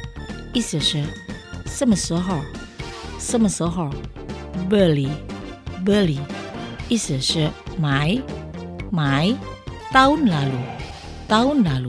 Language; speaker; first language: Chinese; non-native, fluent; Indonesian